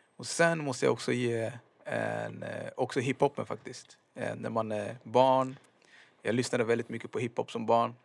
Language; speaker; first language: Swedish; early bilingual, other home language; Arabic